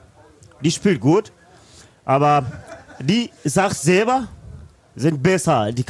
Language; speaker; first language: German; non-native, learner; Swahili